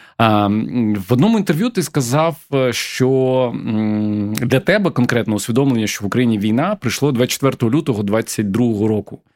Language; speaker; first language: Ukrainian; native; Ukrainian